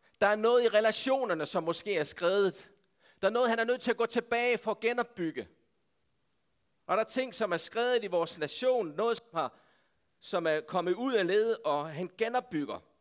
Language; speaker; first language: Danish; native; Danish